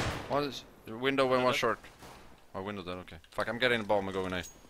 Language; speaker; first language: English; non-native, fluent; Swedish